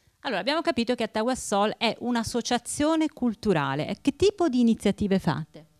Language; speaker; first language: Italian; native; Italian